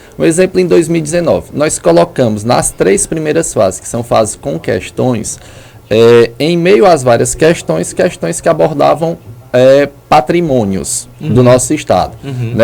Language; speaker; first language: Portuguese; native; Portuguese